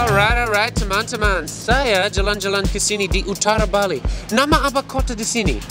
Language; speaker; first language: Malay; non-native, learner; English